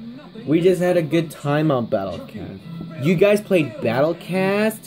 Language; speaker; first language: English; native; English